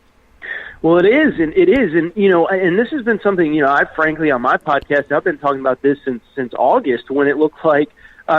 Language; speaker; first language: English; native; English